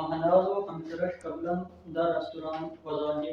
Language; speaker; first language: Persian; non-native, learner; Urdu